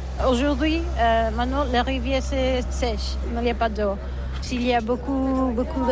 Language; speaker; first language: French; non-native, learner; Catalan